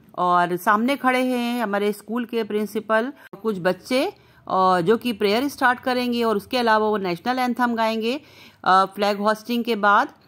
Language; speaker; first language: Hindi; native; Hindi